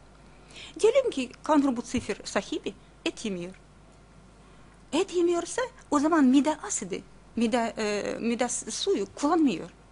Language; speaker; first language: Turkish; non-native, fluent; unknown